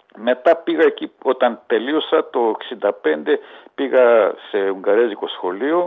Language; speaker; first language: Greek; early bilingual, heritage; Greek